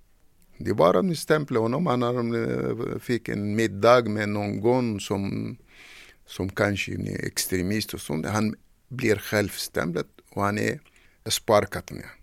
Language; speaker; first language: Swedish; non-native, fluent; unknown